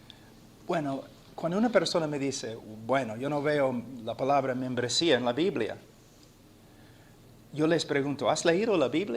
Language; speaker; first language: Spanish; non-native, fluent; English